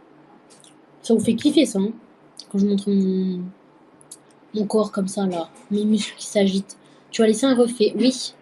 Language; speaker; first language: French; native; French